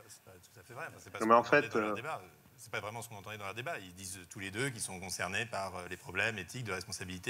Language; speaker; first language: French; native; French